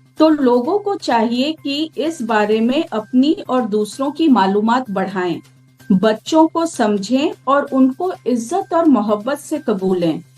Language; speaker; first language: Urdu; native; Urdu